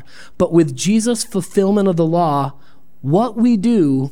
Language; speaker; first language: English; native; English